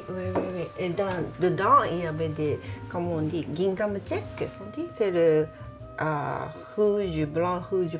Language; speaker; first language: French; non-native, learner; Japanese